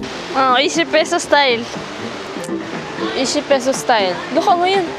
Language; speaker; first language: Korean; non-native, learner; Cebuano